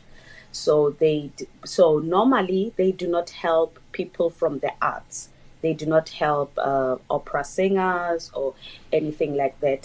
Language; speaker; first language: English; non-native, local second language; Northern Sotho